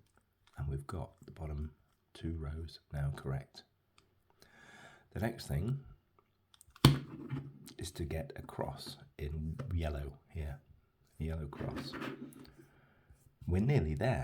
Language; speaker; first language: English; native; English